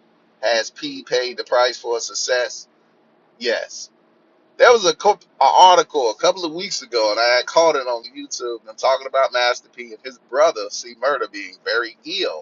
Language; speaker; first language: English; native; English